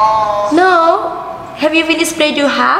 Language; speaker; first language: English; non-native, learner; Indonesian